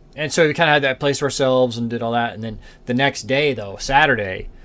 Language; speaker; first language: English; native; English